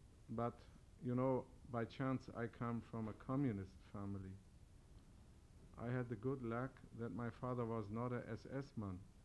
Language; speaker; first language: English; non-native, learner; German